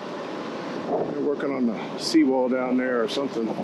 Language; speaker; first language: English; native; English